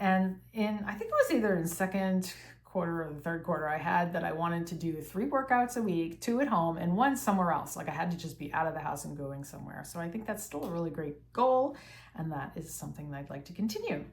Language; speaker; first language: English; native; English